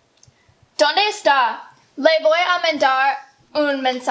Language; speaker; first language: Spanish; non-native, learner; English